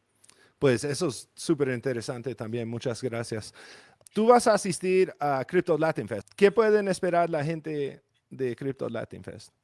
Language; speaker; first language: Spanish; non-native, fluent; English